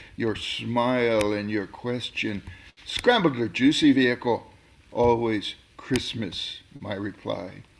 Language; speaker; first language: English; native; English